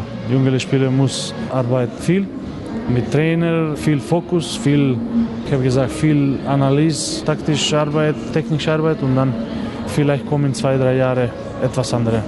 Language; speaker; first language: German; non-native, learner; Macedonian